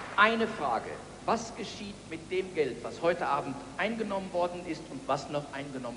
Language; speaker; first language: German; native; German